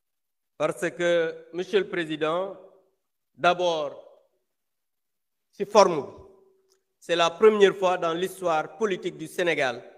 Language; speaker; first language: French; non-native, local second language; Wolof